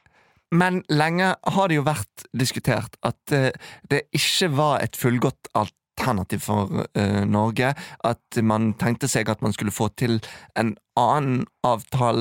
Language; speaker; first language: Norwegian; native; Norwegian